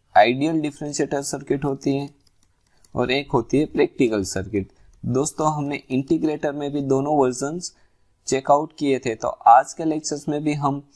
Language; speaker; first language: Hindi; non-native, local second language; Gujarati